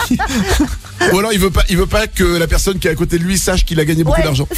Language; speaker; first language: French; native; French